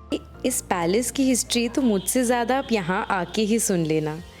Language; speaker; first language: Hindi; native; Hindi